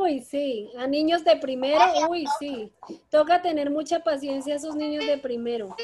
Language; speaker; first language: Spanish; native; Spanish